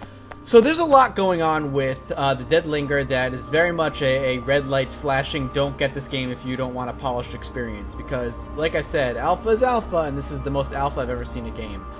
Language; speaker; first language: English; native; English